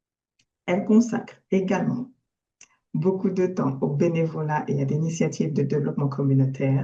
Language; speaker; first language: French; native; French